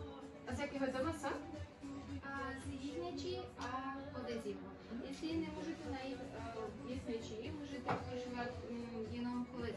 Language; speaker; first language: Czech; non-native, learner; Kara-Kalpak